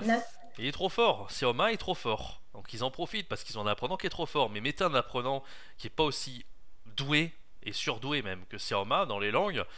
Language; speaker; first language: French; native; French